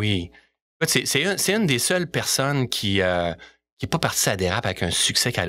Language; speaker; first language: French; native; French